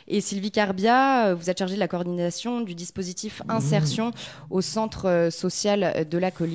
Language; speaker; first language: French; native; French